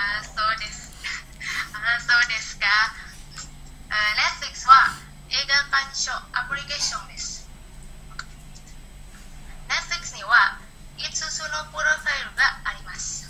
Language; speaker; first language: Japanese; non-native, learner; Indonesian